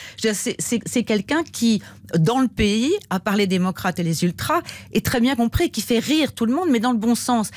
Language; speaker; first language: French; native; French